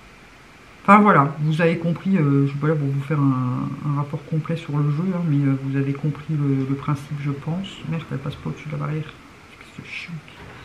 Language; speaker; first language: French; native; French